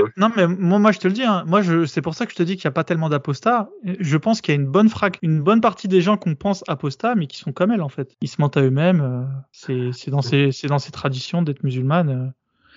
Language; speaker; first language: French; native; French